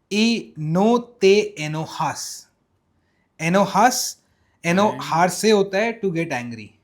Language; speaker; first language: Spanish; non-native, learner; Hindi